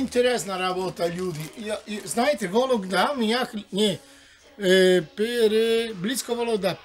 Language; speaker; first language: Russian; non-native, learner; Italian